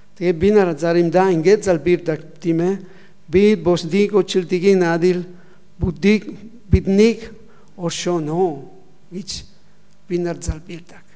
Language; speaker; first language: Mongolian; non-native, learner; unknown